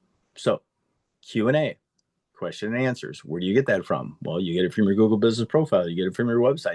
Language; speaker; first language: English; native; English